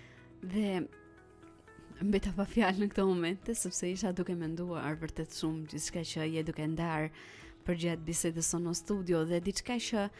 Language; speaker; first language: Albanian; native; Albanian